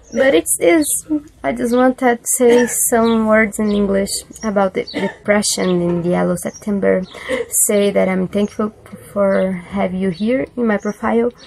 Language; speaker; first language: English; non-native, learner; Portuguese